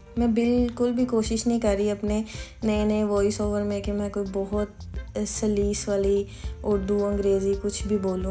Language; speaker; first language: Urdu; native; Urdu